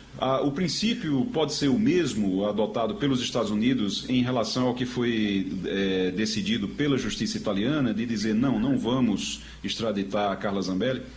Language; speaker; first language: Portuguese; native; Portuguese